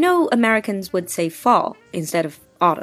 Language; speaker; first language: English; non-native, fluent; Chinese